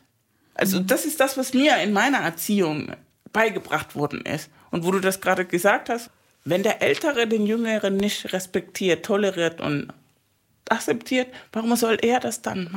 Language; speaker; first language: German; non-native, fluent; Spanish